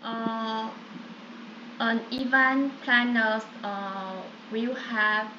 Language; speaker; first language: English; non-native, learner; Vietnamese